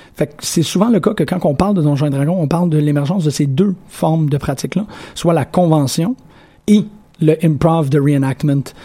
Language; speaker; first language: French; native; French